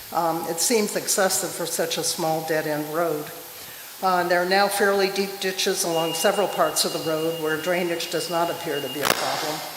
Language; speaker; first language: English; native; English